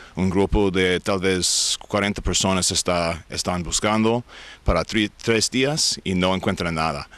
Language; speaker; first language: Spanish; non-native, learner; English